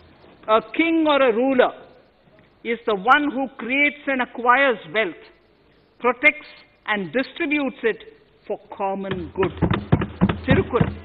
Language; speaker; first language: English; non-native, local second language; Tamil